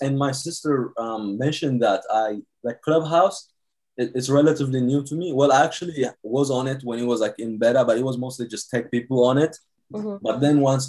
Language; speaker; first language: English; non-native, fluent; Tigrinya